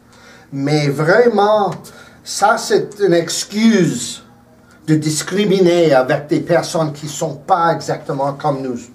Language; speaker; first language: French; early bilingual, heritage; English